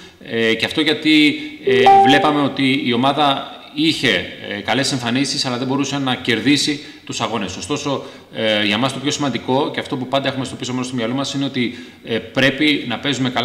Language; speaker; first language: Greek; native; Greek